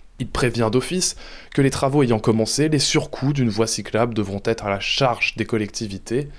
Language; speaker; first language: French; native; French